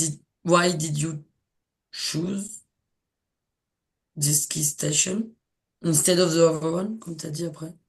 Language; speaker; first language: English; non-native, learner; French